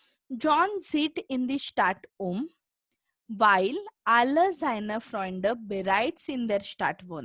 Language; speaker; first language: German; non-native, fluent; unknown